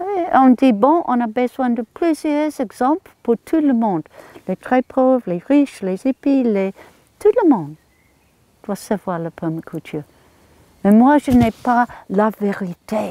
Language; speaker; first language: French; non-native, learner; English